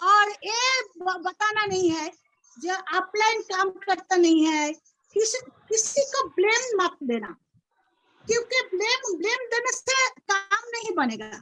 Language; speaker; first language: Hindi; non-native, local second language; Bangla